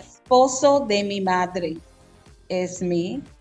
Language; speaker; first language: Spanish; non-native, fluent; English